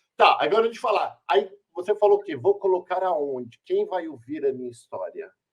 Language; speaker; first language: Portuguese; native; Portuguese